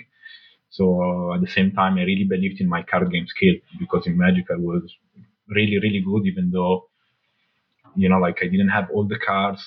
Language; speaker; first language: English; non-native, fluent; Italian